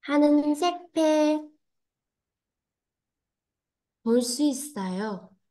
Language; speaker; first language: Korean; non-native, learner; Vietnamese